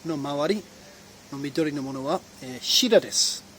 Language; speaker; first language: Japanese; non-native, fluent; English